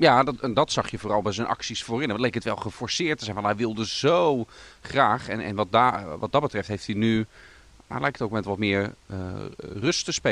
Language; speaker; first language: Dutch; native; Dutch